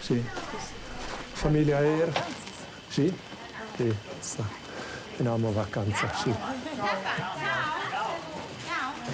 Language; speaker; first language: Italian; non-native, learner; German